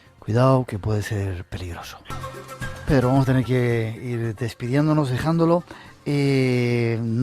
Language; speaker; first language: Spanish; native; Spanish